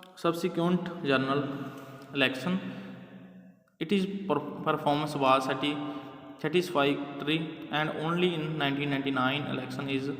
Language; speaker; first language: English; non-native, local second language; Punjabi